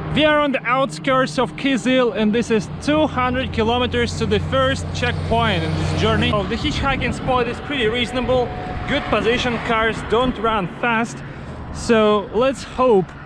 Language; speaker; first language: English; non-native, fluent; Russian